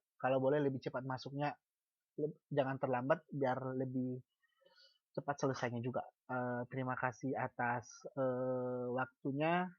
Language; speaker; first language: Indonesian; native; Indonesian